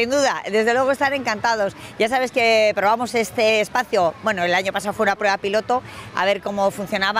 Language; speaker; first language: Spanish; native; Spanish